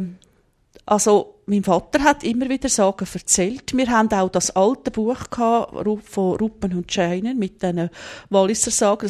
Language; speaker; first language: German; native; German